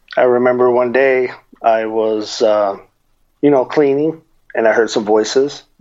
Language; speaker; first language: English; native; English